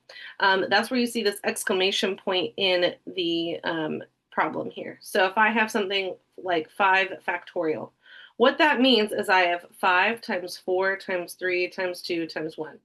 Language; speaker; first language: English; native; English